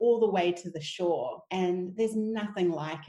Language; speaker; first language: English; native; English